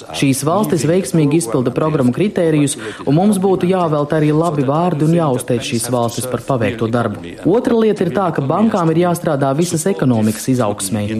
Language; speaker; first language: Latvian; native; Latvian